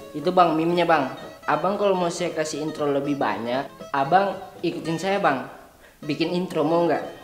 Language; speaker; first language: Indonesian; native; Indonesian